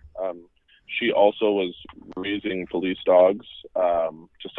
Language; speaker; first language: English; native; English